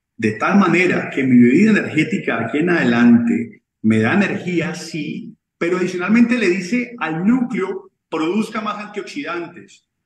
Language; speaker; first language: Spanish; native; Spanish